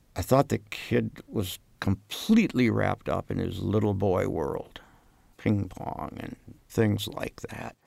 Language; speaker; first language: English; native; English